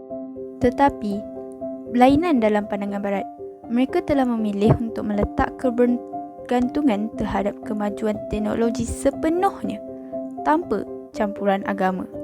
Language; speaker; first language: Malay; native; Malay